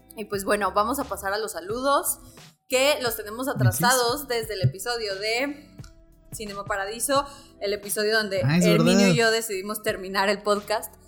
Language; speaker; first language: Spanish; native; Spanish